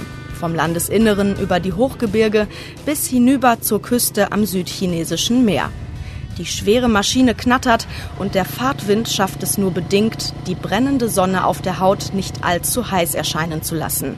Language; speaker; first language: German; native; German